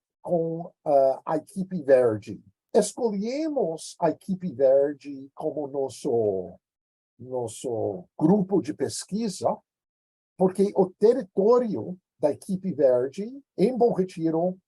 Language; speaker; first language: Portuguese; non-native, fluent; English